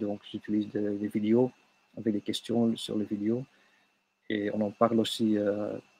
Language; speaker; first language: French; non-native, local second language; Dutch